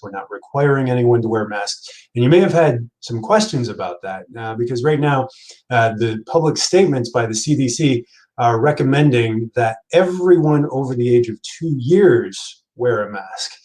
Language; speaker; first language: English; native; English